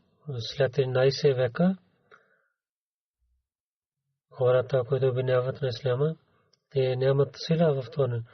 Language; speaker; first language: Bulgarian; non-native, learner; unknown